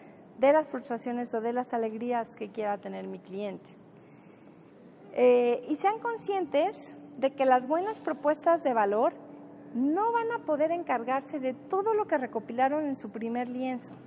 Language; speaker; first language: Spanish; native; Spanish